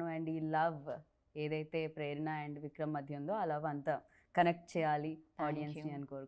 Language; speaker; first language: Telugu; native; Telugu